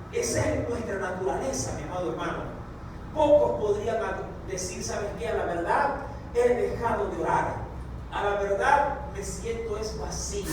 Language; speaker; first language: Spanish; native; Spanish